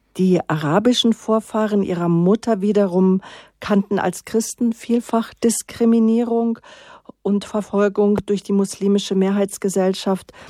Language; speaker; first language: German; native; German